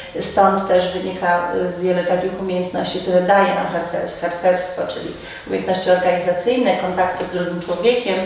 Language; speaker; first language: Polish; native; Polish